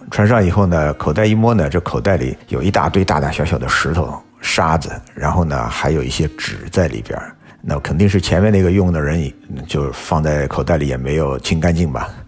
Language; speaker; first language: Chinese; native; Chinese